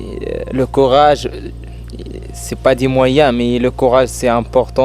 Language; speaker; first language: French; non-native, learner; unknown